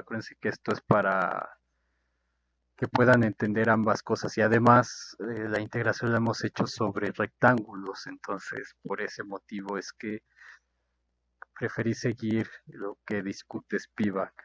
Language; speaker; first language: Spanish; native; Spanish